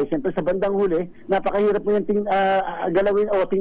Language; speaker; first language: Filipino; native; Filipino